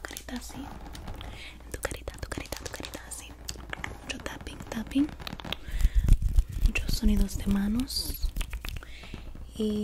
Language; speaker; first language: Spanish; early bilingual, heritage; Spanish